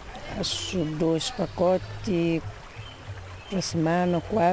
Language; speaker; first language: Portuguese; non-native, learner; Kabuverdianu